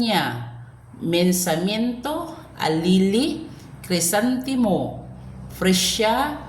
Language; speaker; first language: Spanish; non-native, learner; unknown